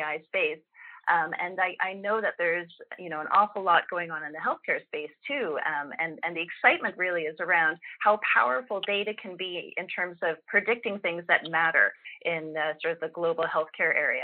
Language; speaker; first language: English; native; English